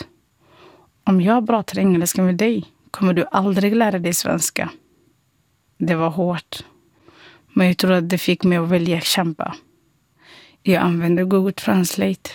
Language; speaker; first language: Swedish; non-native, fluent; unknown